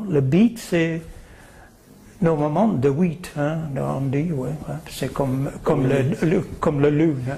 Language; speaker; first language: French; non-native, fluent; English